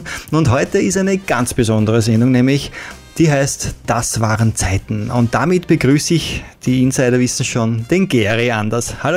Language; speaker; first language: German; native; German